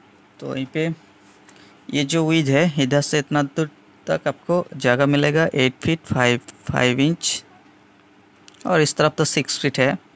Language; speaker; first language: Hindi; non-native, local second language; Bangla